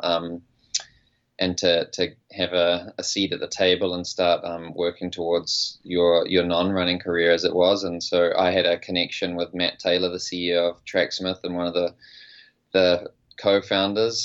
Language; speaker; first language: English; native; English